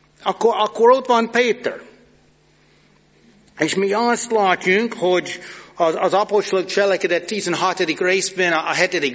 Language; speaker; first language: Hungarian; non-native, fluent; English